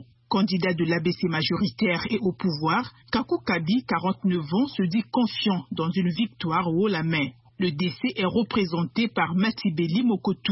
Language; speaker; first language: French; native; French